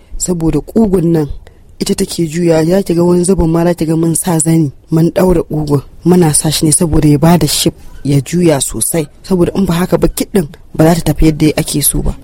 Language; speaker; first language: Hausa; non-native, local second language; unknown